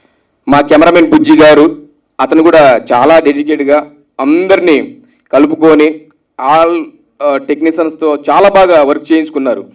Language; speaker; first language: Telugu; native; Telugu